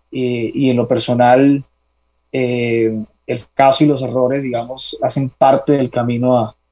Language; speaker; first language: Spanish; native; Spanish